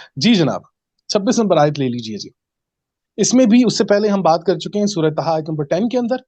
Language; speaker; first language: Urdu; native; Urdu